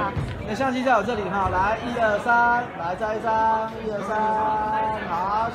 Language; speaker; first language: Chinese; native; Chinese